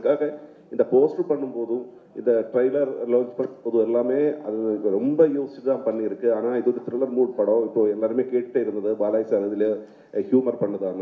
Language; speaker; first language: Tamil; non-native, learner; Malayalam